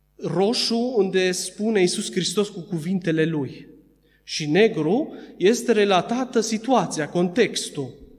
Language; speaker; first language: Romanian; early bilingual, other home language; Arabic